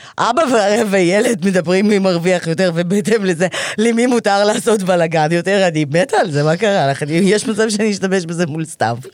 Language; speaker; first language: Hebrew; native; Hebrew